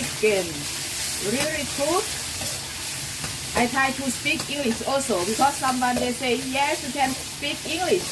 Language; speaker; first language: English; non-native, learner; Thai